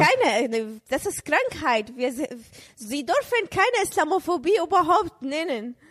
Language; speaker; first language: German; non-native, learner; Arabic